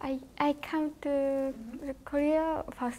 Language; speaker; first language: English; non-native, learner; Japanese